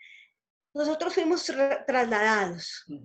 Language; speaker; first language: Spanish; native; Spanish